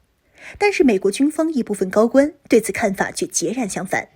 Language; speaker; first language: Chinese; native; Chinese